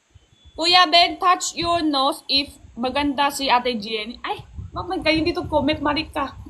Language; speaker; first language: Filipino; non-native, learner; Chinese